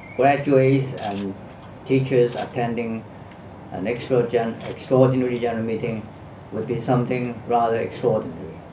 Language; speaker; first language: English; non-native, local second language; Cantonese